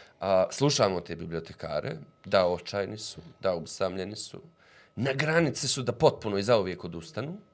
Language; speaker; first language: Bosnian; native; Bosnian